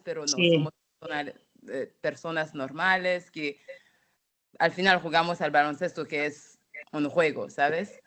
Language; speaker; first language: Spanish; non-native, fluent; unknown